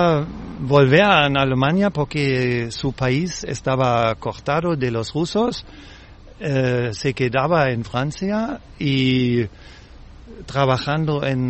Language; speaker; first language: Spanish; non-native, learner; German